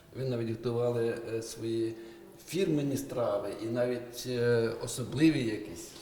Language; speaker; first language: Ukrainian; native; Ukrainian